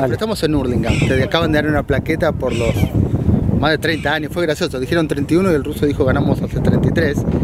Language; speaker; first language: Spanish; native; Spanish